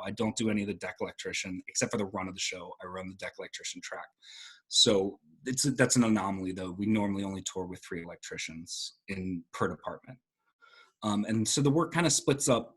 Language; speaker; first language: English; native; English